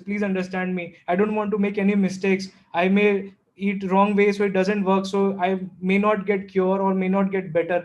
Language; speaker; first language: English; non-native, local second language; Hindi